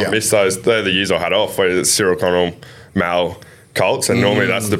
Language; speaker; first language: English; native; English